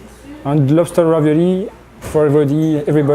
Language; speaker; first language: English; non-native, learner; French